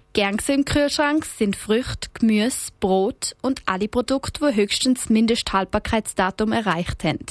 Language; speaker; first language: German; native; German